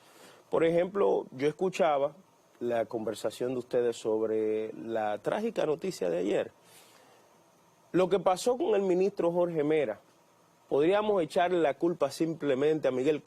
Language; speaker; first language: Spanish; native; Spanish